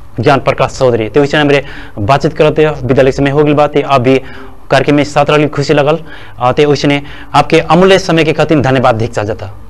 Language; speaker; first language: Bhojpuri; non-native, local second language; Dangaura Tharu